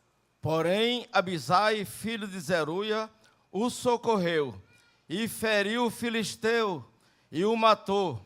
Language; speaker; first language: Portuguese; native; Portuguese